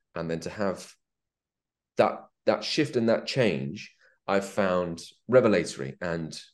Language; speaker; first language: English; native; English